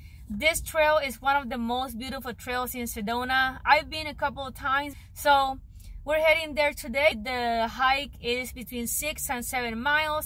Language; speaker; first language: English; non-native, local second language; Spanish